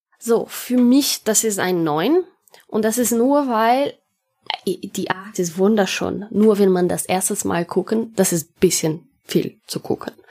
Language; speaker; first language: German; non-native, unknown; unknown